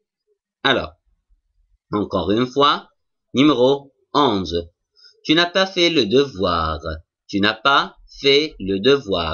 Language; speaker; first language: French; non-native, fluent; Arabic